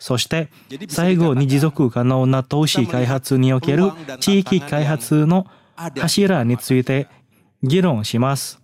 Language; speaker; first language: Japanese; non-native, fluent; Indonesian